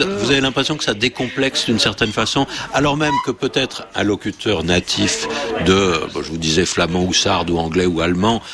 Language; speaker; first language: French; native; French